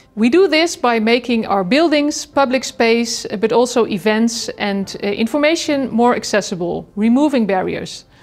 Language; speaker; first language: English; non-native, fluent; Dutch